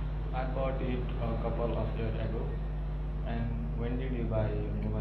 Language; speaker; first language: English; non-native, learner; Nepali